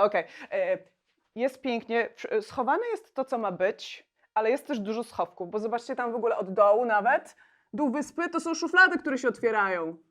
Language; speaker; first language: Polish; native; Polish